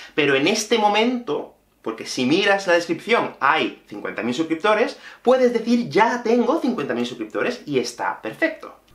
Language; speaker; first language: Spanish; native; Spanish